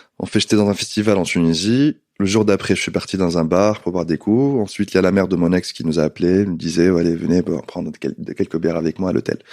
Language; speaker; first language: French; non-native, local second language; Arabic